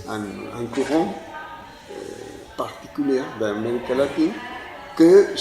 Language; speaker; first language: French; non-native, fluent; Spanish